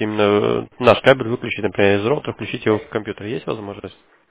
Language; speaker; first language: Russian; native; Russian